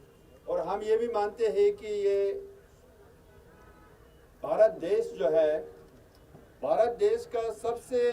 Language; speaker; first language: Hindi; non-native, fluent; Tibetan